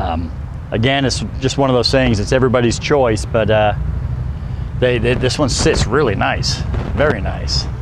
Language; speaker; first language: English; native; English